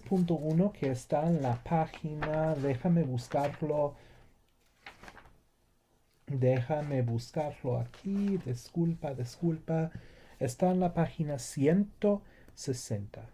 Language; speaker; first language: Spanish; non-native, fluent; English